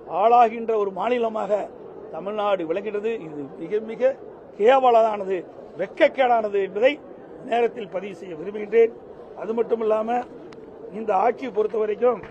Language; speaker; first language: Tamil; native; Tamil